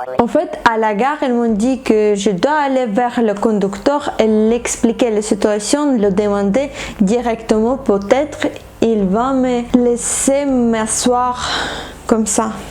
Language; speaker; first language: French; non-native, fluent; Ukrainian